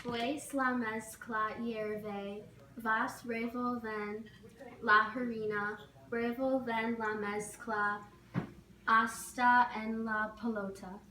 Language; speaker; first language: Spanish; non-native, learner; English